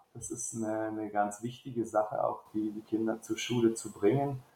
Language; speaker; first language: German; native; German